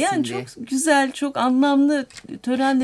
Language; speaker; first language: Turkish; native; Turkish